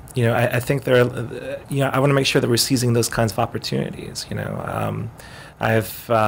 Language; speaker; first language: English; native; English